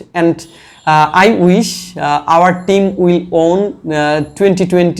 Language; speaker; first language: English; non-native, learner; Bangla